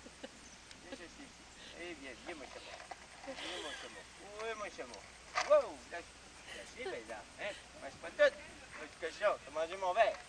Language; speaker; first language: French; native; French